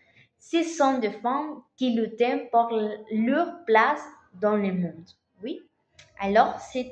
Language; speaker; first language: French; non-native, learner; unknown